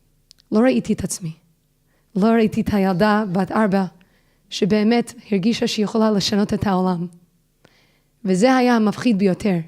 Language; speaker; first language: Hebrew; non-native, fluent; English